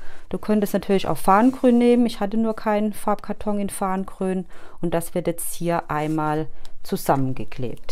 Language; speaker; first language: German; native; German